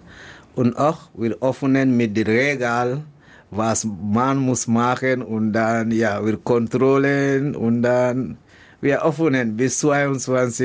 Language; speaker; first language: German; non-native, learner; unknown